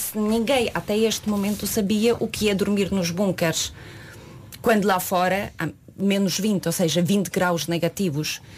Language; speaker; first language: Portuguese; non-native, fluent; Ukrainian